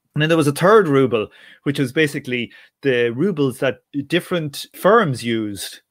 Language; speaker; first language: English; native; English